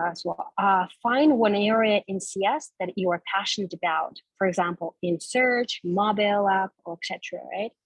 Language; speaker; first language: English; non-native, fluent; Kazakh